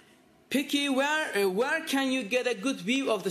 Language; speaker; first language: English; non-native, fluent; Turkish